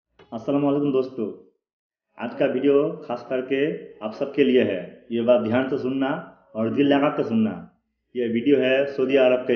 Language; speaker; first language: Hindi; non-native, local second language; Bangla